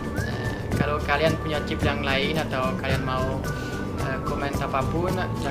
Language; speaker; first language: Indonesian; non-native, fluent; French